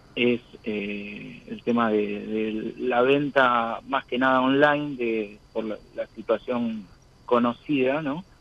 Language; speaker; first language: Spanish; native; Spanish